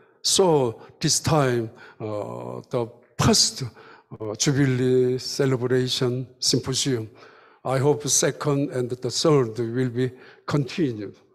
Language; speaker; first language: English; non-native, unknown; Korean